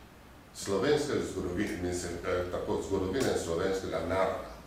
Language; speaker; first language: Slovenian; non-native, fluent; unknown